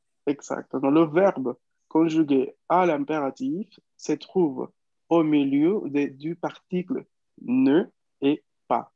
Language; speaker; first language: French; non-native, fluent; Spanish